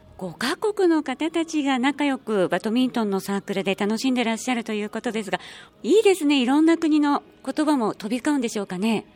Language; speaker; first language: Japanese; native; Japanese